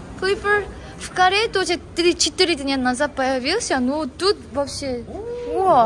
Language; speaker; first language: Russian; non-native, learner; Korean